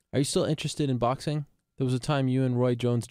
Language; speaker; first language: English; native; English